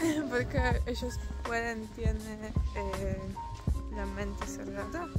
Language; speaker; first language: Spanish; non-native, fluent; Polish